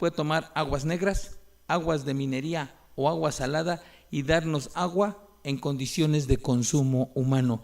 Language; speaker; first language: Spanish; native; Spanish